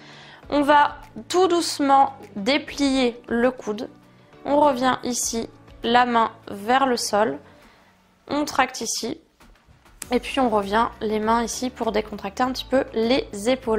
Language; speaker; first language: French; native; French